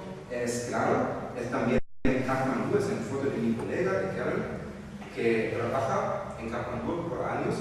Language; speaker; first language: Spanish; non-native, fluent; German